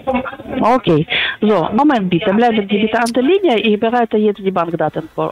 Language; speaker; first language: German; non-native, fluent; Polish